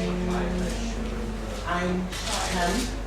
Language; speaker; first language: German; non-native, learner; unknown